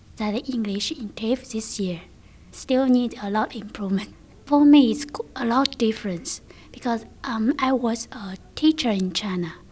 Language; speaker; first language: English; non-native, learner; Chinese